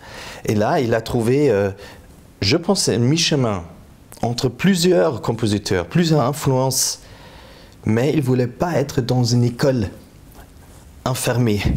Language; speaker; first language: French; non-native, fluent; German